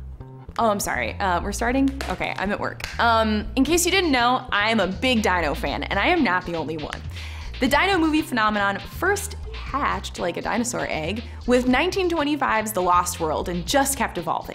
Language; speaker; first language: English; native; English